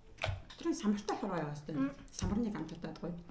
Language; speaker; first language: Mongolian; native; Mongolian